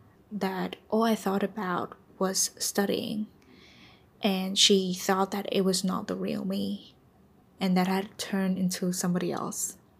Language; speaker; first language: English; non-native, fluent; Vietnamese